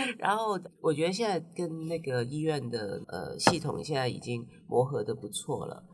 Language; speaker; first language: Chinese; non-native, local second language; Cantonese